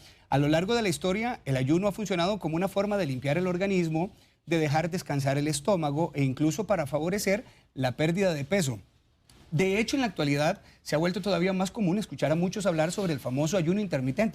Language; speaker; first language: Spanish; native; Spanish